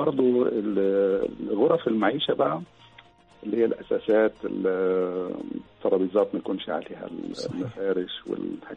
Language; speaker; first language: Arabic; native; Arabic